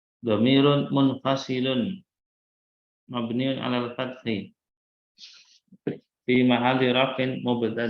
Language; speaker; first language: Arabic; non-native, fluent; Indonesian